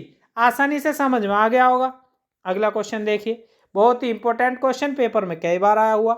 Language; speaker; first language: Hindi; native; Hindi